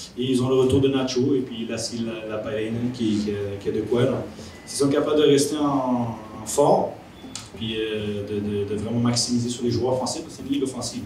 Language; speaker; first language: French; native; French